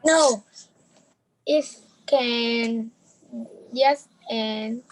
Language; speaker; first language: English; non-native, learner; Vietnamese